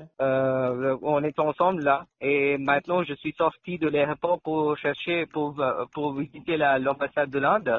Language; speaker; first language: French; non-native, learner; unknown